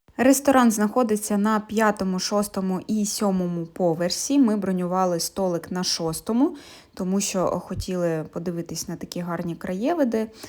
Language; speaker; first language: Ukrainian; non-native, local second language; Russian